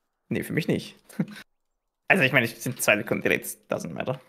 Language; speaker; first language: German; native; German